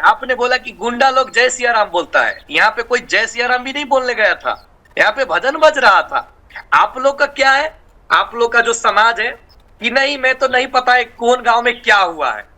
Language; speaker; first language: Hindi; non-native, fluent; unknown